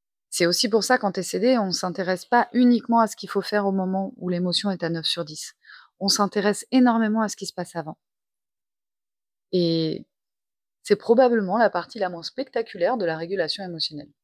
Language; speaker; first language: French; native; French